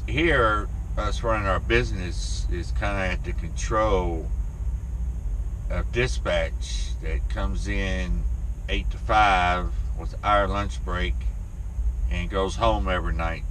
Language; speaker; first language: English; native; English